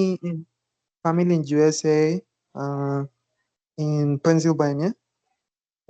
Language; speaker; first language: English; non-native, learner; Spanish